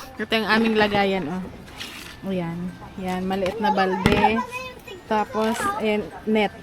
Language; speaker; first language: Filipino; non-native, local second language; Cebuano